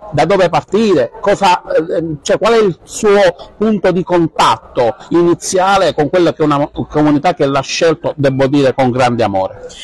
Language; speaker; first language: Italian; native; Italian